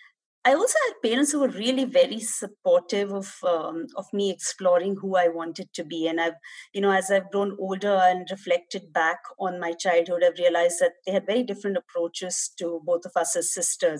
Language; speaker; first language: English; non-native, local second language; Hindi